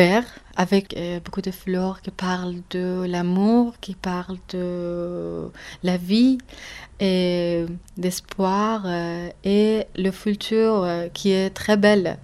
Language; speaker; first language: French; non-native, learner; Persian